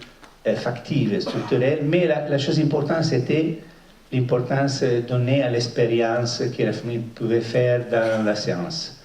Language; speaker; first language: French; non-native, fluent; Italian